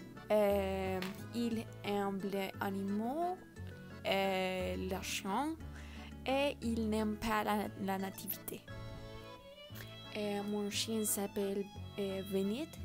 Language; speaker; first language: French; non-native, learner; Spanish